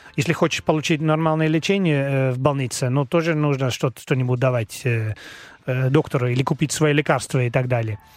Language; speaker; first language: Russian; non-native, learner; Dutch